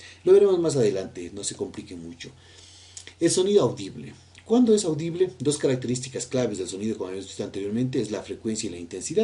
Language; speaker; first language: Spanish; native; Spanish